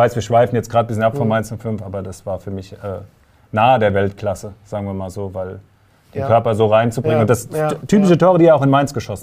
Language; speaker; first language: German; native; German